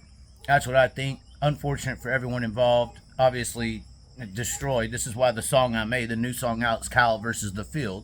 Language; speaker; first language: English; native; English